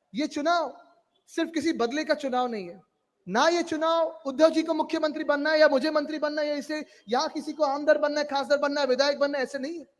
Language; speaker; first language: Hindi; non-native, local second language; Marathi